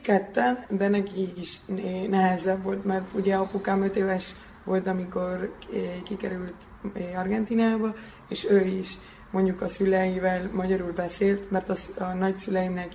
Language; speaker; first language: Hungarian; early bilingual, heritage; Hungarian